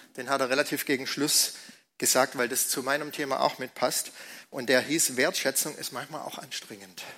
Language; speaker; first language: German; native; German